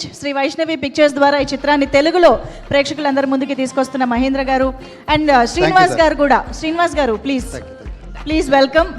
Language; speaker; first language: Telugu; native; Telugu